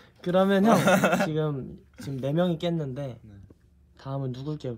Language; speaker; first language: Korean; native; Korean